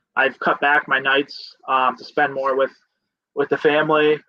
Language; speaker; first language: English; native; English